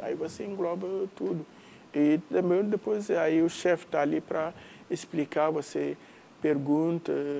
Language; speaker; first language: Portuguese; non-native, fluent; Wolof